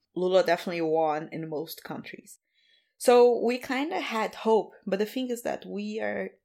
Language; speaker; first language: English; non-native, fluent; Portuguese